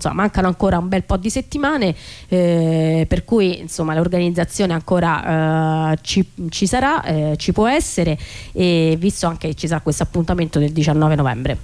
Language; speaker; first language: Italian; native; Italian